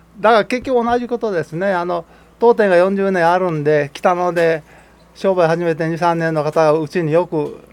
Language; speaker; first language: Japanese; native; Japanese